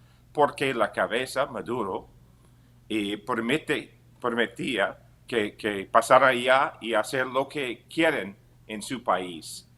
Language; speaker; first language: Spanish; non-native, fluent; English